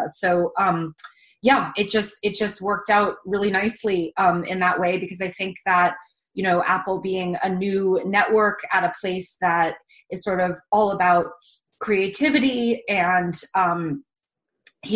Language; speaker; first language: English; native; English